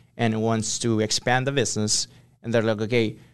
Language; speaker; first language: English; non-native, fluent; Spanish